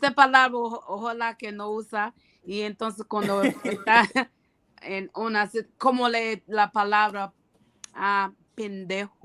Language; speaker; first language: Spanish; non-native, learner; English